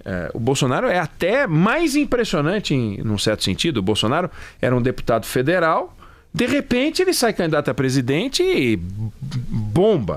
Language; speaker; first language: Portuguese; native; Portuguese